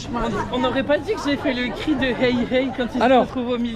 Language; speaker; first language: French; native; French